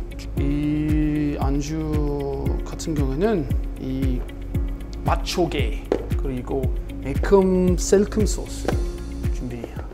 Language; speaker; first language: Korean; non-native, learner; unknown